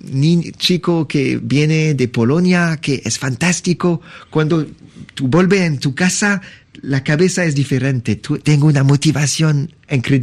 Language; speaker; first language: Spanish; non-native, learner; French